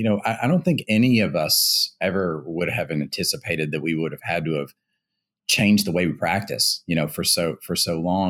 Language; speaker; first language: English; native; English